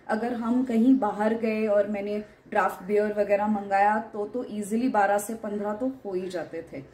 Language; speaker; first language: Hindi; non-native, local second language; Marathi